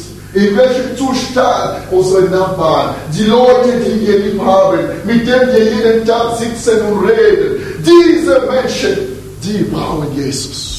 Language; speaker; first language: German; non-native, fluent; French